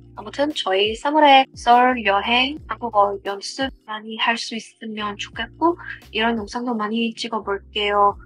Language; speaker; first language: Korean; non-native, learner; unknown